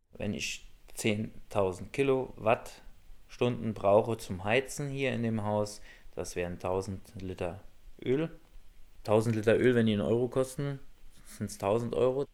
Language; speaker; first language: German; native; German